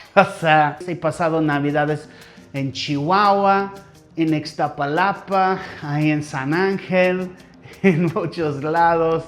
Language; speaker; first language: Spanish; non-native, fluent; English